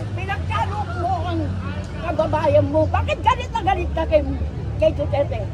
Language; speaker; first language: Filipino; non-native, local second language; Iloko